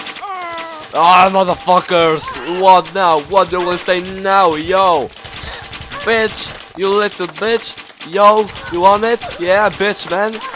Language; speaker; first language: English; non-native, learner; Polish